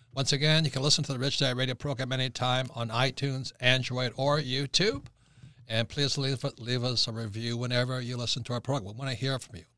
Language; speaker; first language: English; native; English